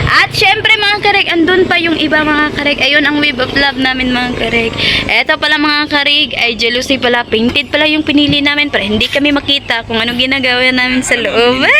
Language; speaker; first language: Filipino; non-native, local second language; Cebuano